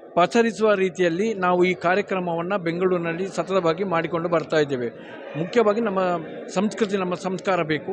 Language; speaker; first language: Kannada; non-native, local second language; Tulu